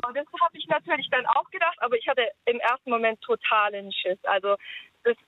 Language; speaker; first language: German; native; German